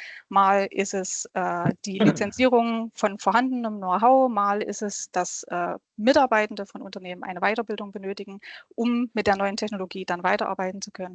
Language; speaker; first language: German; native; German